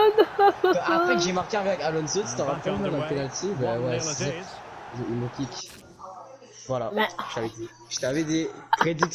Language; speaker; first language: French; native; French